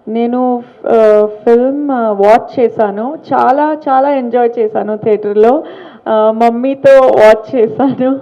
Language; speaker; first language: Telugu; non-native, learner; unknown